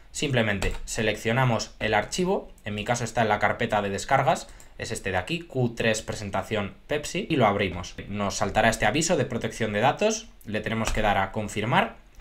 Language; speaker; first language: Spanish; native; Spanish